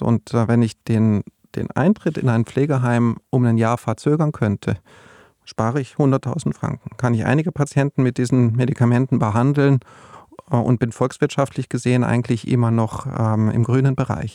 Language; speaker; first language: German; native; German